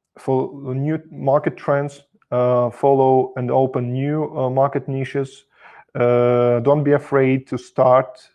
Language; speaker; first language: English; non-native, fluent; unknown